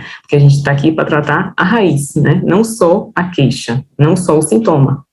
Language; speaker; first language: Portuguese; native; Portuguese